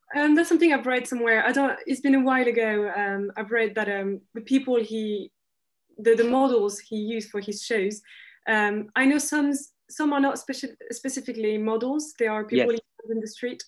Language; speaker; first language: English; non-native, fluent; French